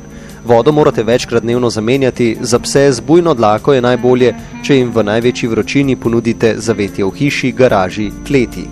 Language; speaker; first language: Slovenian; native; Slovenian